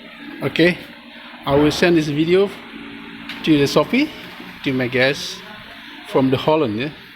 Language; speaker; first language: English; non-native, learner; Indonesian